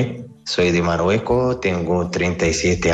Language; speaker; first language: Spanish; non-native, learner; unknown